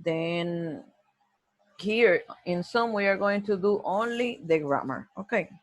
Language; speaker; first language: English; non-native, fluent; Spanish